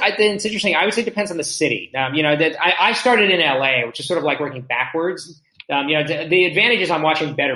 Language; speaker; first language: English; native; English